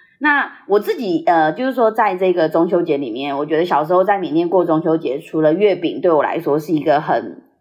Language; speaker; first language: Chinese; early bilingual, heritage; Chinese